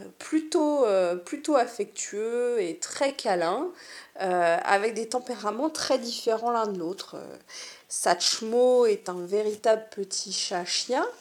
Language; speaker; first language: French; native; French